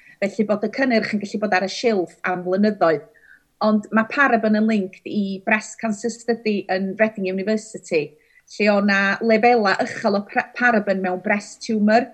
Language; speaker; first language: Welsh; native; Welsh